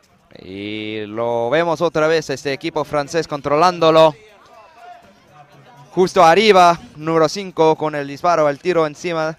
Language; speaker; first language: Spanish; non-native, fluent; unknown